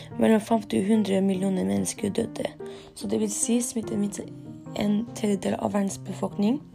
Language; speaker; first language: Norwegian; early bilingual, other home language; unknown